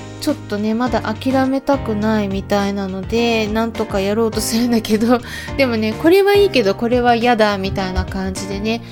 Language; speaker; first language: Japanese; native; Japanese